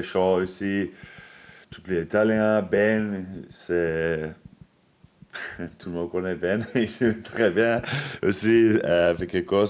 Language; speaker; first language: French; non-native, fluent; English